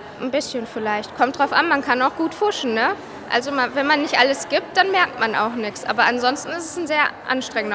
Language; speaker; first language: German; native; German